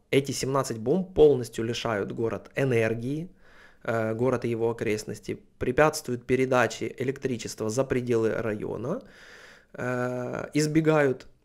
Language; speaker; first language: Russian; native; Russian